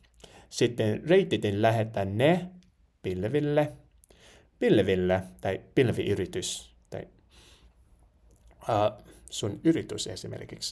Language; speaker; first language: Finnish; non-native, learner; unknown